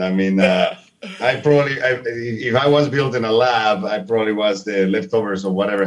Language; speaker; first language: English; non-native, fluent; Spanish